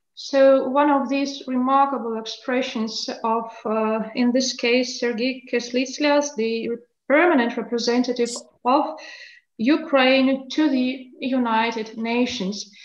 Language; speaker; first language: English; non-native, fluent; Lithuanian